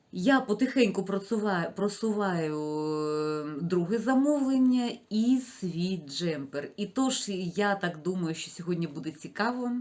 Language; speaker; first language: Ukrainian; non-native, local second language; Russian